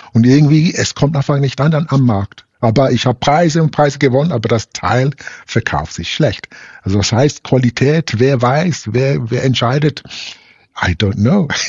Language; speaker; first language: German; non-native, fluent; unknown